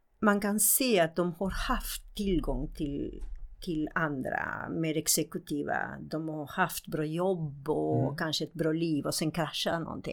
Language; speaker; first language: Swedish; non-native, fluent; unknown